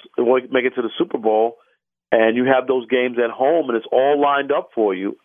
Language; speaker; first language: English; native; English